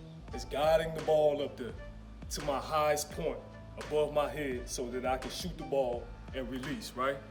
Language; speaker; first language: English; native; English